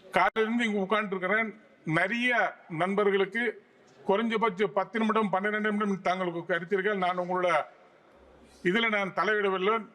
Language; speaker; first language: Tamil; non-native, local second language; Telugu